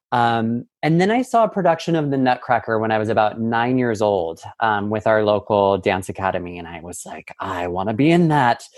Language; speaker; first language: English; native; English